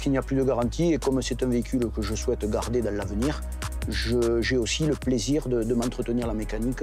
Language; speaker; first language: French; native; French